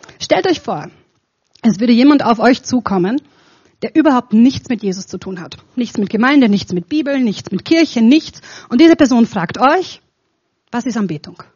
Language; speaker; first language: German; non-native, fluent; Romanian